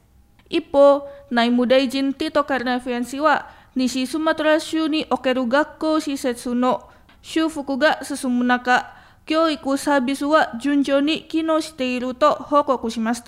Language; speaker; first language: Japanese; non-native, fluent; Indonesian